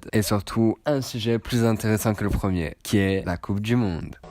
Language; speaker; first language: French; native; French